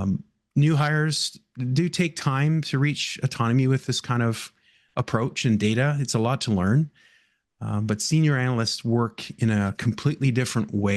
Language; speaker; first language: English; native; English